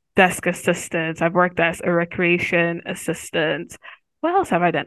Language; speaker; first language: English; non-native, local second language; Yoruba